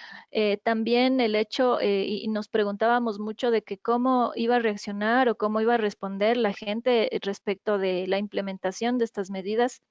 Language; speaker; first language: Spanish; native; Spanish